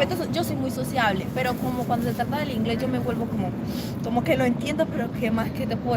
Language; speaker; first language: Spanish; native; Spanish